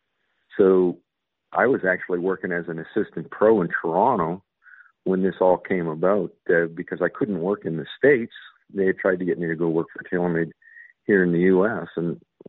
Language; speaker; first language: English; native; English